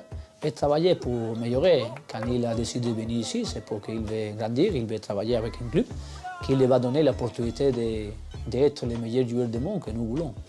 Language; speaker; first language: French; non-native, fluent; Spanish